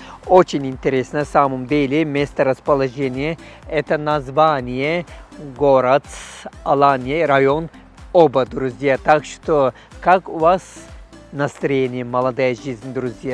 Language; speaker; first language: Russian; non-native, learner; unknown